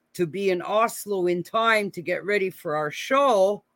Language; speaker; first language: English; native; English